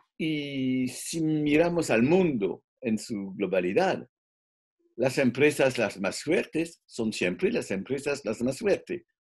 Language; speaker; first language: Spanish; non-native, fluent; French